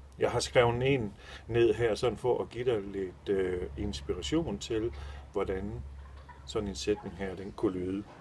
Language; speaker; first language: Danish; native; Danish